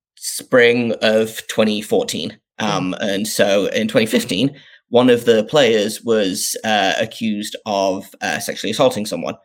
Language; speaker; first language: English; native; English